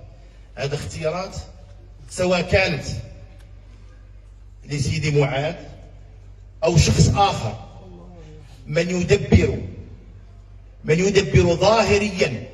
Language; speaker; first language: Arabic; native; Arabic